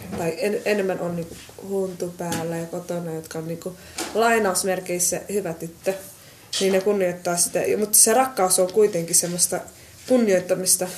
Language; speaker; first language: Finnish; early bilingual, other home language; Somali